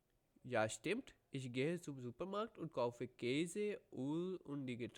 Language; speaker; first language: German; non-native, fluent; Urdu